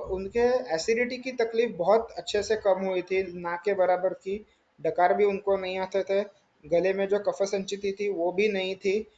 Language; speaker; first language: Hindi; non-native, local second language; Marathi